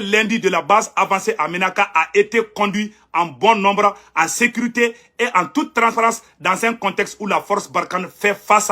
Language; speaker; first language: French; non-native, local second language; Bambara